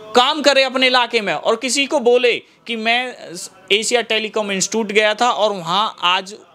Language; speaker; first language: Hindi; native; Hindi